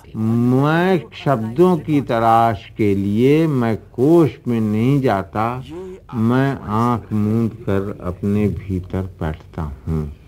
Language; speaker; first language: Hindi; native; Hindi